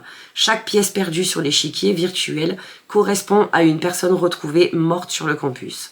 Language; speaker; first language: French; native; French